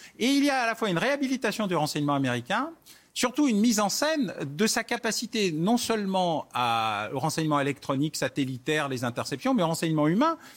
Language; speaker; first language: French; native; French